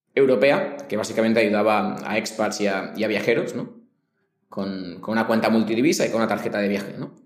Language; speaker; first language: Spanish; native; Spanish